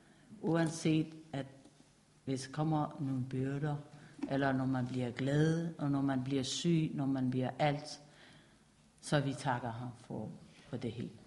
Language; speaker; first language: Danish; non-native, learner; Persian